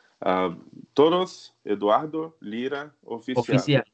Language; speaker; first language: Spanish; non-native, learner; Portuguese